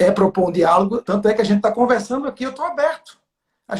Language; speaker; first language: Portuguese; native; Portuguese